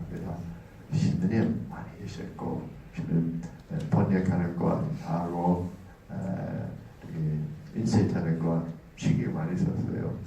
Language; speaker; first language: Korean; non-native, learner; English